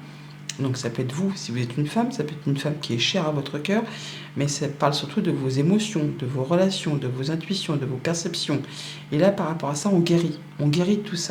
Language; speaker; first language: French; native; French